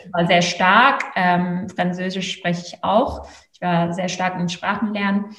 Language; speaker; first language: German; non-native, fluent; English